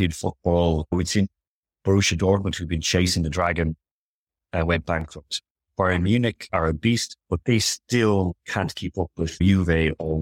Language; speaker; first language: English; native; English